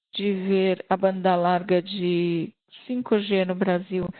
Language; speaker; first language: Portuguese; non-native, fluent; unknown